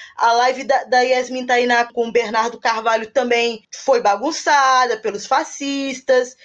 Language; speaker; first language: Portuguese; native; Portuguese